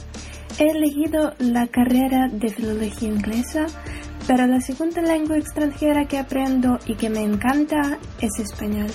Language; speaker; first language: Spanish; non-native, learner; Ukrainian